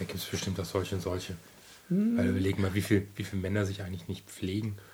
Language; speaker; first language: German; native; German